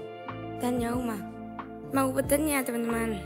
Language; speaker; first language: Indonesian; non-native, learner; Vietnamese